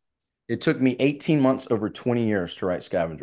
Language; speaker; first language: English; native; English